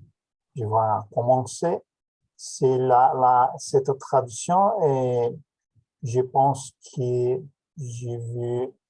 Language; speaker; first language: French; non-native, learner; Portuguese